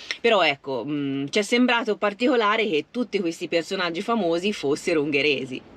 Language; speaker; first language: Italian; native; Italian